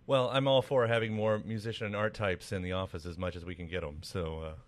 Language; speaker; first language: English; native; English